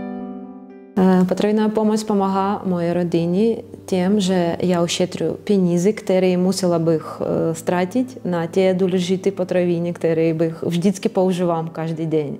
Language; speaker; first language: Czech; non-native, learner; Ukrainian